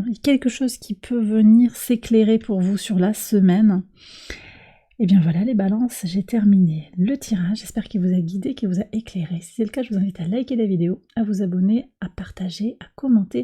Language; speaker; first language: French; native; French